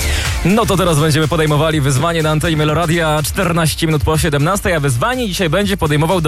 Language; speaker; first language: Polish; native; Polish